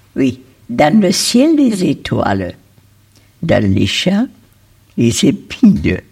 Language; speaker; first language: French; non-native, fluent; Spanish